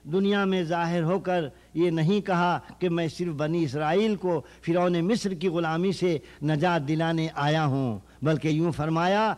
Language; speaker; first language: Urdu; native; Urdu